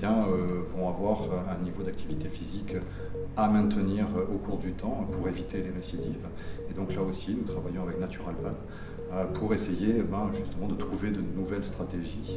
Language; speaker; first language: French; native; French